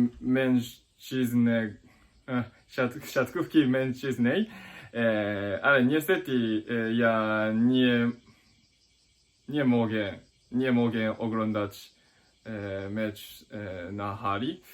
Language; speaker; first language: Polish; non-native, learner; Japanese